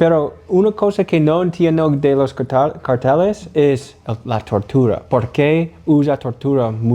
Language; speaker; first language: Spanish; non-native, learner; English